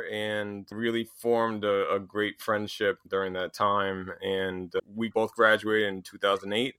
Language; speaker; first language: English; native; English